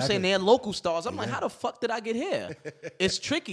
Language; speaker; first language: English; native; English